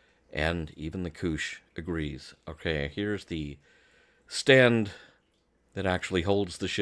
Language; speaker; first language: English; native; English